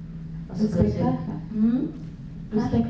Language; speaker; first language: French; non-native, learner; Vietnamese